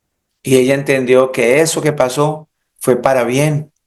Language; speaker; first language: Spanish; native; Spanish